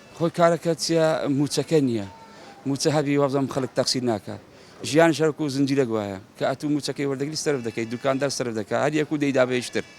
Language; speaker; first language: Central Kurdish; native; Central Kurdish